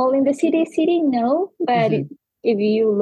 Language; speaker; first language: English; non-native, learner; Spanish